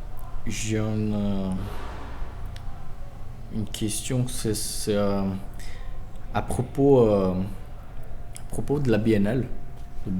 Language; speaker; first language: French; non-native, fluent; Portuguese